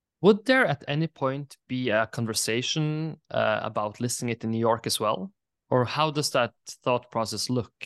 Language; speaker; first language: English; non-native, fluent; Norwegian